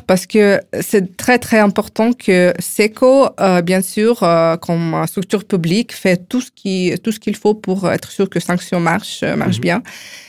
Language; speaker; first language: French; non-native, fluent; Ukrainian